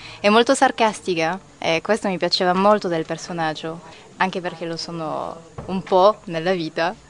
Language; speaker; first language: Italian; non-native, fluent; French